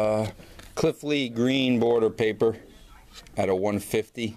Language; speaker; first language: English; native; English